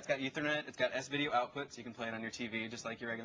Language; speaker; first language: English; native; English